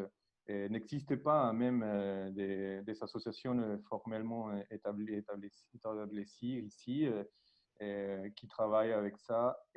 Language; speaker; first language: French; non-native, learner; Spanish